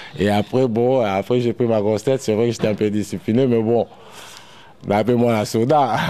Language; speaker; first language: French; non-native, local second language; Lingala